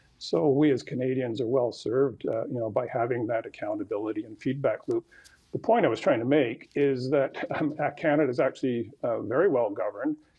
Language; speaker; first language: English; native; English